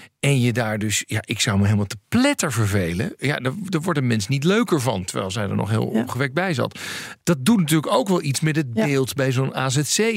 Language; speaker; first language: Dutch; native; Dutch